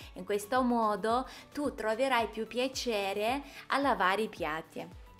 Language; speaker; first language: Italian; non-native, fluent; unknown